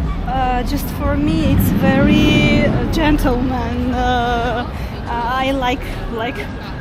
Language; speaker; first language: English; non-native, learner; Armenian